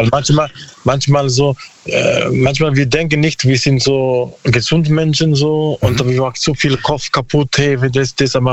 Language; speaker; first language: German; non-native, learner; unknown